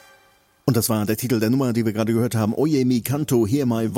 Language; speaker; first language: German; native; German